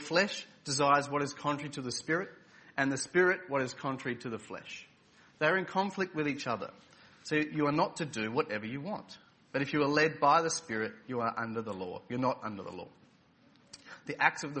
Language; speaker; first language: English; native; English